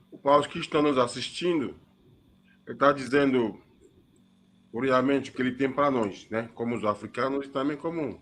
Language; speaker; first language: Portuguese; non-native, fluent; Yoruba